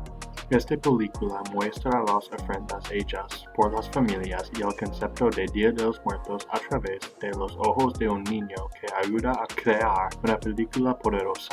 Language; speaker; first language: Spanish; non-native, learner; English